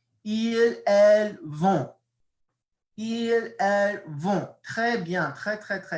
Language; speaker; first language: French; non-native, fluent; English